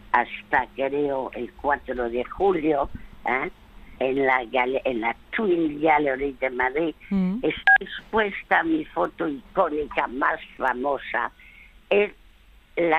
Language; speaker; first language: Spanish; early bilingual, other home language; French